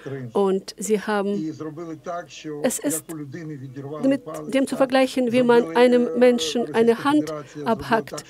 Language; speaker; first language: German; non-native, fluent; Ukrainian